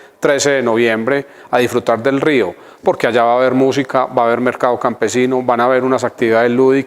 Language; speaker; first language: Spanish; native; Spanish